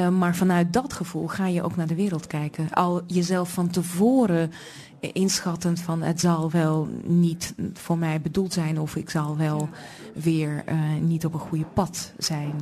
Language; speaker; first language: Dutch; non-native, fluent; Russian